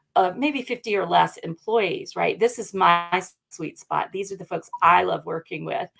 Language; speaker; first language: English; native; English